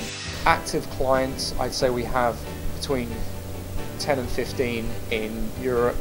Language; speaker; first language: English; native; English